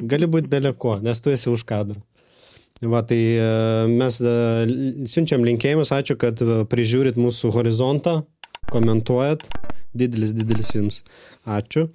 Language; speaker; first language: Lithuanian; non-native, local second language; Russian